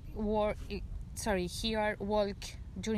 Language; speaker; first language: English; non-native, learner; Spanish